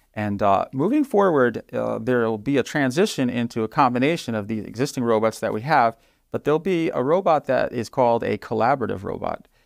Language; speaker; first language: English; native; English